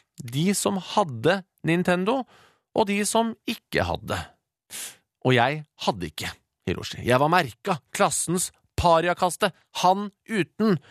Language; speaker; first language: Norwegian; native; Norwegian